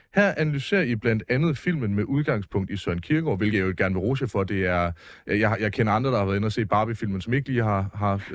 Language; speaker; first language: Danish; native; Danish